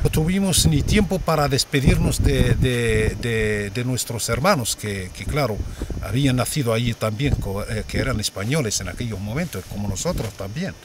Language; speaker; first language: Spanish; non-native, local second language; Arabic